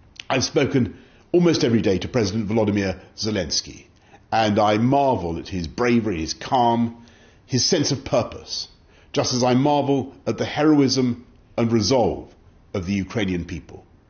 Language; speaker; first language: English; native; English